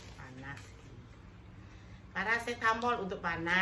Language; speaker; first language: Indonesian; non-native, local second language; Javanese